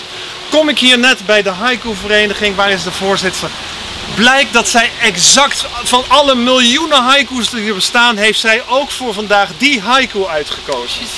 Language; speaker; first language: Dutch; native; Dutch